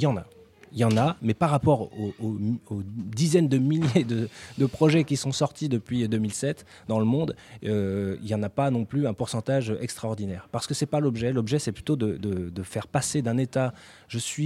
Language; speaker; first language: French; native; French